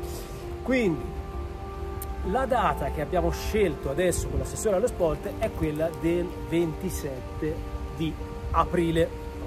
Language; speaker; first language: Italian; native; Italian